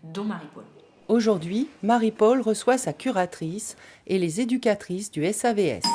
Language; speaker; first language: French; native; French